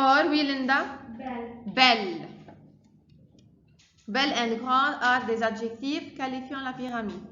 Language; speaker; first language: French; non-native, fluent; Arabic